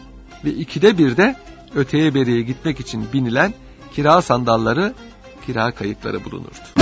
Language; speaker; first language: Turkish; native; Turkish